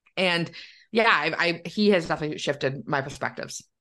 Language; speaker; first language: English; native; English